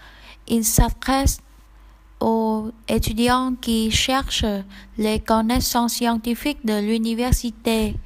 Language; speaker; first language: French; non-native, learner; Vietnamese